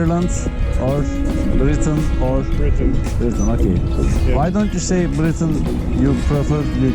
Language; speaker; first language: English; non-native, learner; Turkish